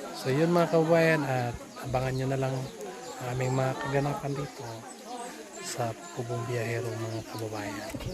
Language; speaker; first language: Filipino; non-native, local second language; Cebuano